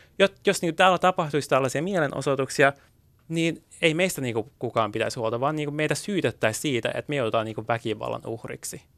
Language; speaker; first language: Finnish; early bilingual, other home language; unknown